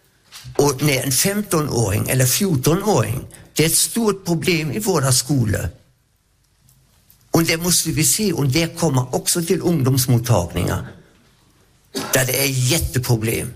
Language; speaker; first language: Swedish; non-native, fluent; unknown